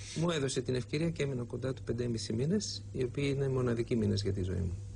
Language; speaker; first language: Greek; native; Greek